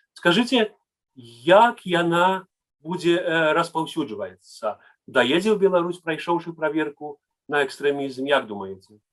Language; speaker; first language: Belarusian; native; Belarusian